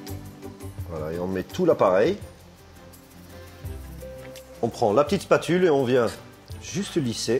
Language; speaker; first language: French; native; French